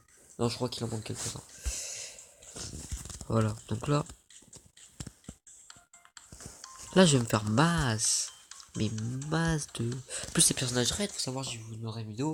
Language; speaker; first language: French; native; French